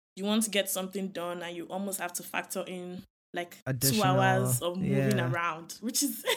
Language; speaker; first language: English; non-native, local second language; Yoruba